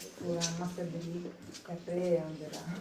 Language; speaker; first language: French; non-native, learner; Italian